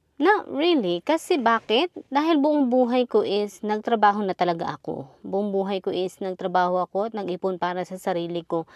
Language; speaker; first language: Filipino; native; Filipino